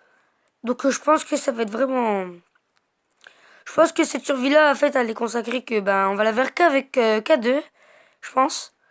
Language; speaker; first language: French; native; French